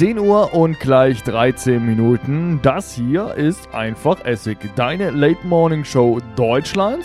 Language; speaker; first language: German; native; German